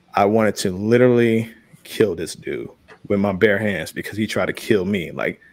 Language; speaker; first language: English; native; English